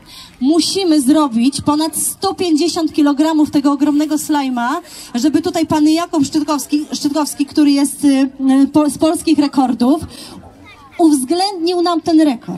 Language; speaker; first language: Polish; native; Polish